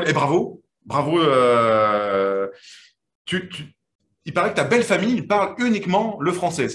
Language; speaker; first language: French; native; French